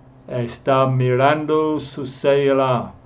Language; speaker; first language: Spanish; non-native, fluent; English